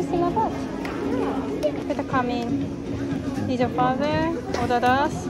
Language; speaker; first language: German; non-native, learner; Korean